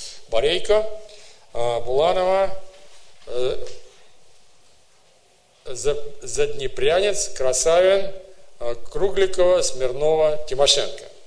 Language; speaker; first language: Russian; native; Russian